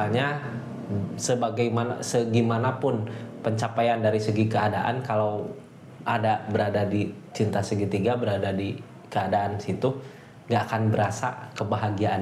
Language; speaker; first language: Indonesian; native; Indonesian